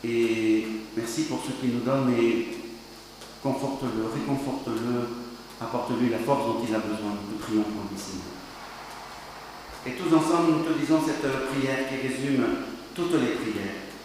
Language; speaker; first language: French; native; French